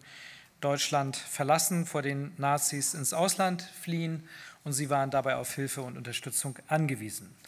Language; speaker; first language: German; native; German